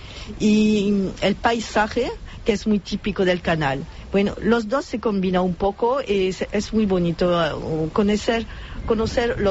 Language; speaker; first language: Spanish; non-native, fluent; French